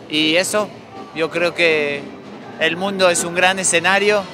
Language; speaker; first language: Spanish; non-native, fluent; French